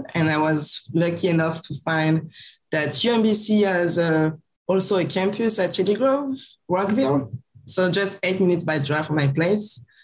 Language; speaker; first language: English; non-native, fluent; French